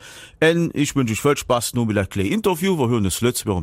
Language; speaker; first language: German; native; German